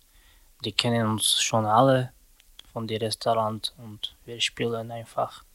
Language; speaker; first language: German; non-native, learner; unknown